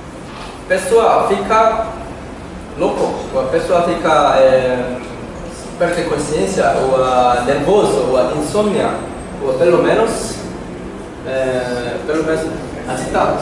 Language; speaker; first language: Portuguese; non-native, learner; Korean